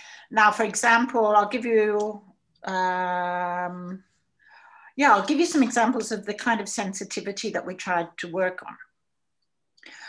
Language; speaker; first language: English; native; English